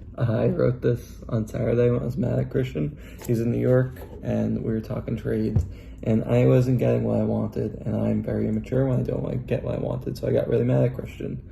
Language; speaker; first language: English; native; English